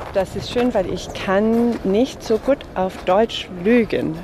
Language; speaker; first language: German; non-native, fluent; English